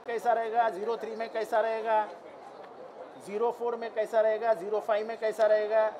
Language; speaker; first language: Hindi; non-native, local second language; Marathi